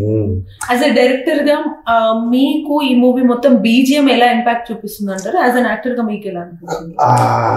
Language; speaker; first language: Telugu; native; Telugu